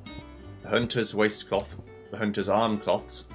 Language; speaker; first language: English; native; English